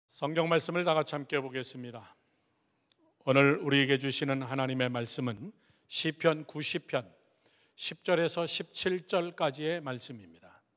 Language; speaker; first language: Korean; native; Korean